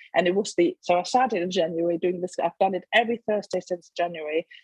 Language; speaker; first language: English; non-native, fluent; German